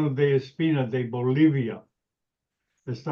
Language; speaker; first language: Spanish; non-native, learner; English